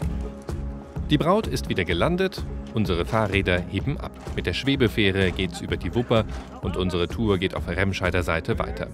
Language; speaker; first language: German; native; German